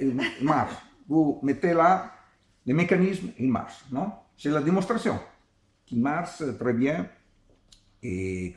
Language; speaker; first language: French; non-native, learner; Italian